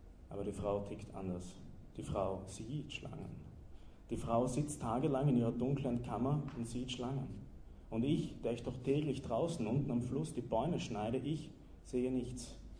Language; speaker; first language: German; native; German